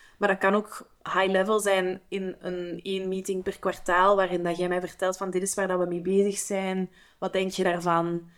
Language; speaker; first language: Dutch; native; Dutch